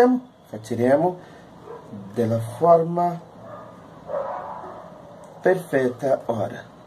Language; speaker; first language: Italian; non-native, learner; Portuguese